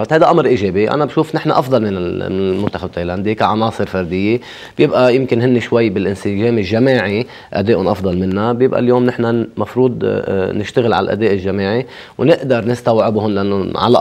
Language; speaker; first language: Arabic; native; Arabic